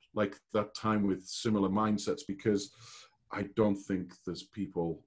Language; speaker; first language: English; native; English